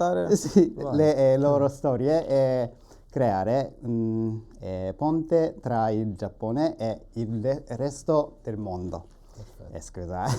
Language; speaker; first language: Italian; non-native, learner; Japanese